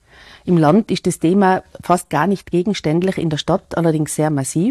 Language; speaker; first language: German; native; German